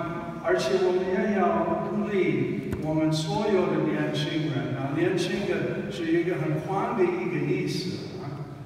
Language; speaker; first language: Chinese; non-native, fluent; English